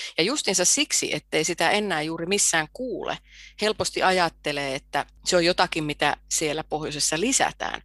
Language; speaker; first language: Finnish; native; Finnish